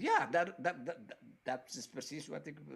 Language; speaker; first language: Dutch; non-native, local second language; Papiamento